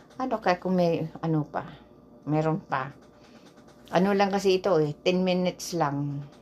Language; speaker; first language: Filipino; non-native, local second language; Bikol